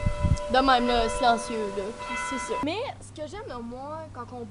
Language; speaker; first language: French; native; French